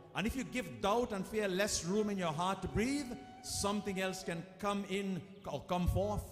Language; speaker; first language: English; native; English